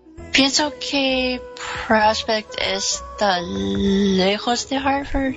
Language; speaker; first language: Spanish; non-native, learner; English